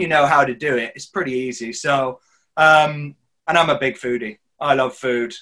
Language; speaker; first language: English; native; English